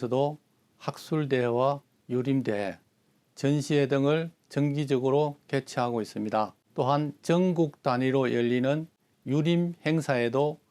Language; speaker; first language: Korean; native; Korean